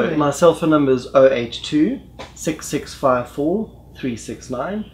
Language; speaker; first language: English; native; English